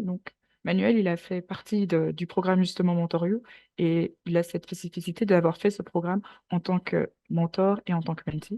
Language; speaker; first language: French; native; French